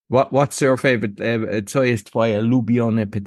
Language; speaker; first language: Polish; non-native, learner; English